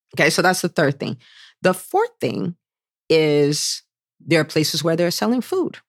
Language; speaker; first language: English; non-native, local second language; Yoruba